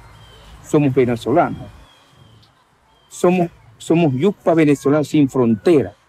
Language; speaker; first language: Spanish; non-native, local second language; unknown